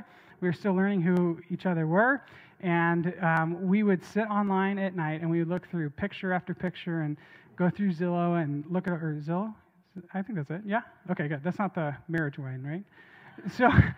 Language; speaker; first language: English; native; English